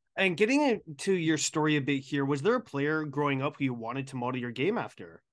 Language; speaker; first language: English; native; English